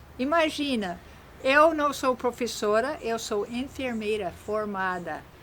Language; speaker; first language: Portuguese; non-native, fluent; English